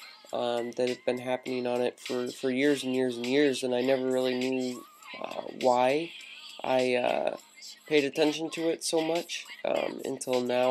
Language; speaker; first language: English; native; English